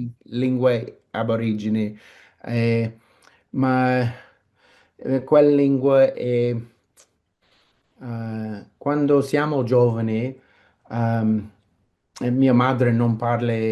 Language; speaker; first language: Italian; non-native, learner; English